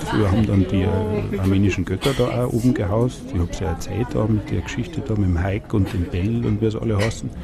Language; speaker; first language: German; native; German